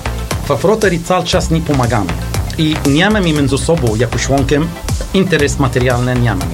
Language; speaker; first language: Polish; non-native, learner; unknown